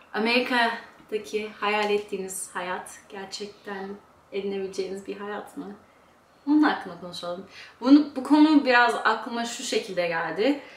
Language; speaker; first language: Turkish; early bilingual, heritage; Turkish